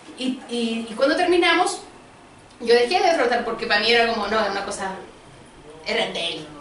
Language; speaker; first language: Spanish; early bilingual, other home language; Portuguese